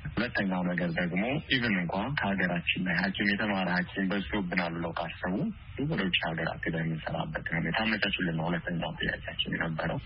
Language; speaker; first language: Amharic; native; Amharic